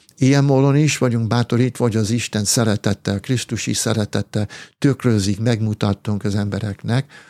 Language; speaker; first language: Hungarian; early bilingual, heritage; English